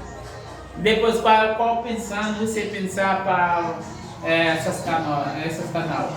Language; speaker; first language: Portuguese; non-native, learner; Haitian Creole